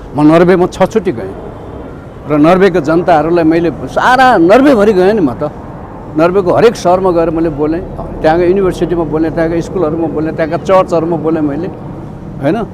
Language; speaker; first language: Nepali; native; Nepali